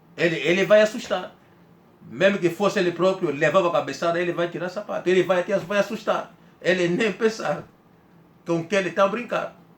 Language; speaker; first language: Portuguese; native; Portuguese